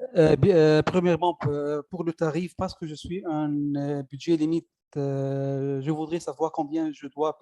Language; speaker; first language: French; non-native, learner; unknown